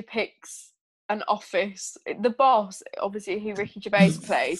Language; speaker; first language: English; native; English